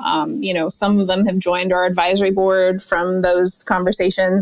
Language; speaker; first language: English; native; English